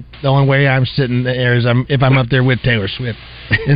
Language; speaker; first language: English; native; English